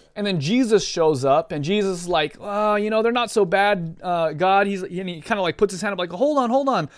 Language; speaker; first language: English; native; English